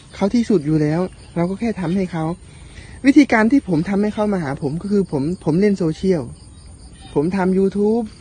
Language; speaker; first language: Thai; native; Thai